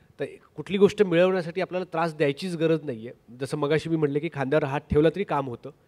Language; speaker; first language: Marathi; native; Marathi